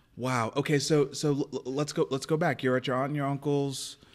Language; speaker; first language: English; native; English